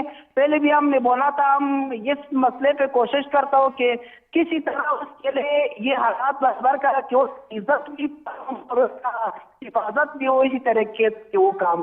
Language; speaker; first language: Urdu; non-native, fluent; Pashto